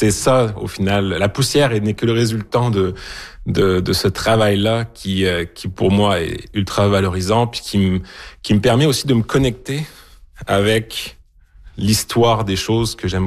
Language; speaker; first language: French; native; French